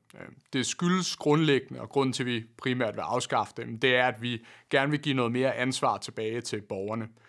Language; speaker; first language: Danish; native; Danish